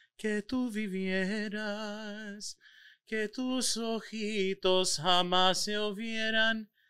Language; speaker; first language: Spanish; early bilingual, heritage; Spanish